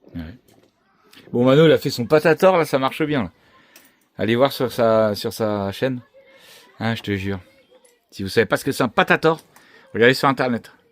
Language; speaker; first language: French; native; French